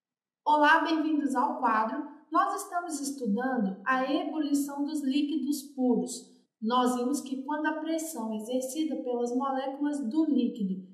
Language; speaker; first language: Portuguese; native; Portuguese